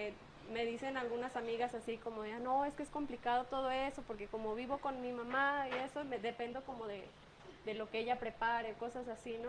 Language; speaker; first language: Spanish; native; Spanish